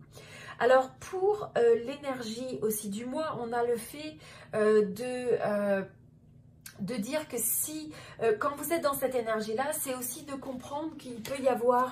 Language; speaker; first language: French; native; French